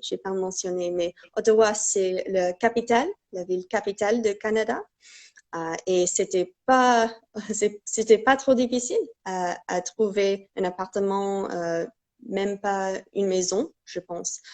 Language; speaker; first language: French; non-native, fluent; English